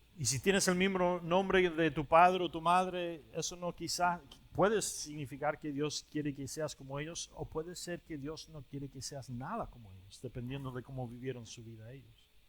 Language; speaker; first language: Spanish; early bilingual, other home language; English